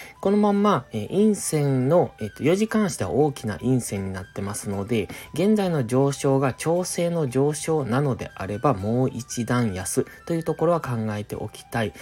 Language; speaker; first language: Japanese; native; Japanese